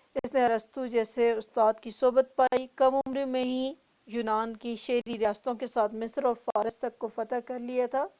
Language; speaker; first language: Urdu; non-native, local second language; Northern Hindko